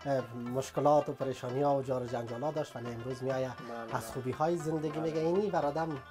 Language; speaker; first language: Persian; native; Persian